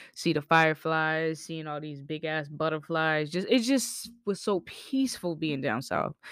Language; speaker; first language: English; native; English